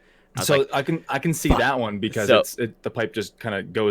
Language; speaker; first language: English; native; English